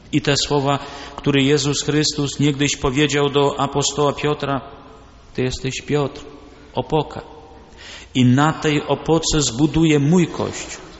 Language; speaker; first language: Polish; early bilingual, other home language; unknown